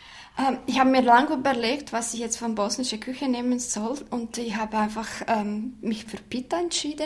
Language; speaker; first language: German; non-native, fluent; Bosnian